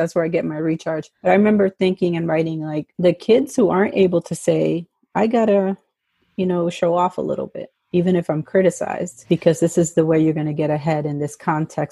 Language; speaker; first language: English; early bilingual, other home language; Spanish